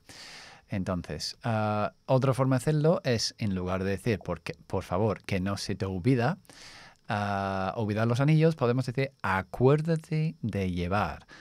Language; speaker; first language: Spanish; non-native, fluent; English